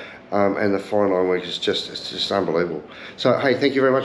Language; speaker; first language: English; native; English